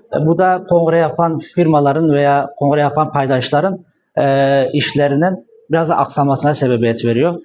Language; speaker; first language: Turkish; native; Turkish